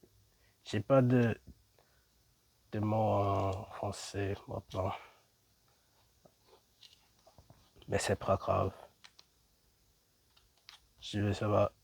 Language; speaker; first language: French; non-native, learner; English